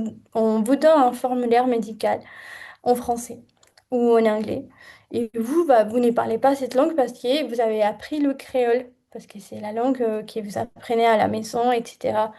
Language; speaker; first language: French; non-native, fluent; Spanish